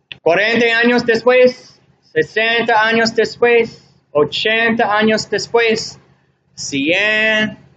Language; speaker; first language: Spanish; non-native, learner; English